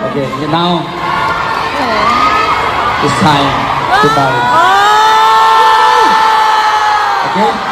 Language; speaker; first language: English; non-native, learner; Korean